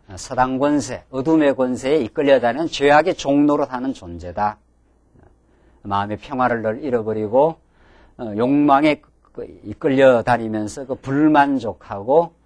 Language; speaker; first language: Korean; native; Korean